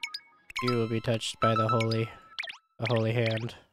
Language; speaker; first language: English; native; English